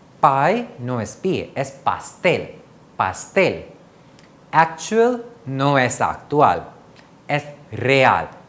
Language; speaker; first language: Spanish; non-native, fluent; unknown